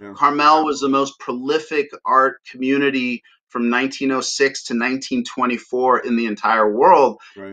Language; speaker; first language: English; native; English